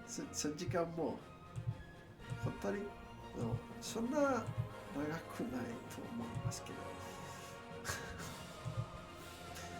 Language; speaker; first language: Japanese; non-native, learner; Spanish